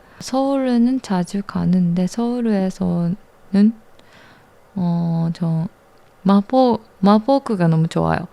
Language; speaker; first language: Korean; non-native, learner; Japanese